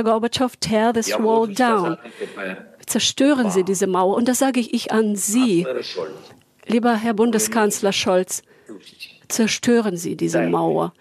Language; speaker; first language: German; non-native, fluent; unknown